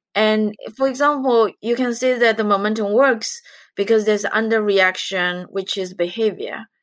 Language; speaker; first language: English; non-native, fluent; Chinese